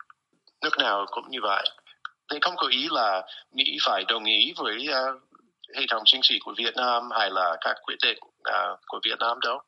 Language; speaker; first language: Vietnamese; non-native, fluent; English